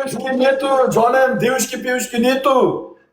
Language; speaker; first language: Russian; non-native, learner; Uzbek